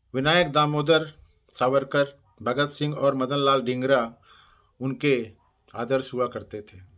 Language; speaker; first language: Hindi; native; Hindi